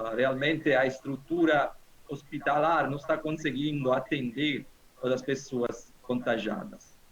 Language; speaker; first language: Portuguese; non-native, fluent; Italian